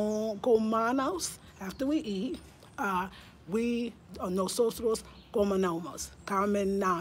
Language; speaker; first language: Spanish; non-native, learner; English